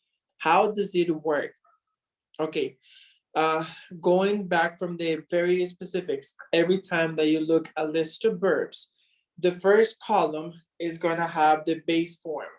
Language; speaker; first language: English; non-native, fluent; Spanish